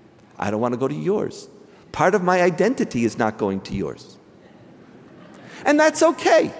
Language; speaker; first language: English; native; English